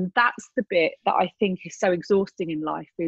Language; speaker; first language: English; native; English